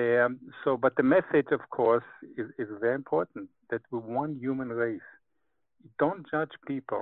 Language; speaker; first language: English; non-native, fluent; Hebrew